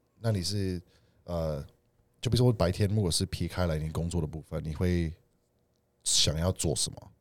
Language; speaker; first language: Chinese; non-native, fluent; English